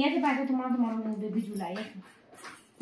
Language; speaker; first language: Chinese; early bilingual, heritage; Urdu